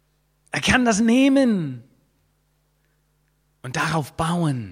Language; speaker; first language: German; non-native, fluent; English